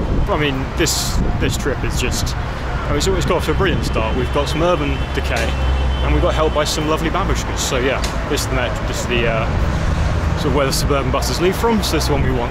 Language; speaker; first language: English; native; English